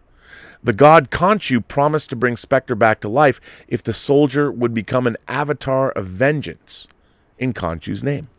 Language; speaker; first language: English; native; English